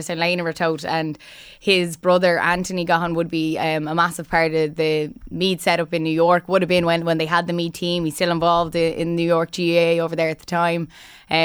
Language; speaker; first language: English; native; English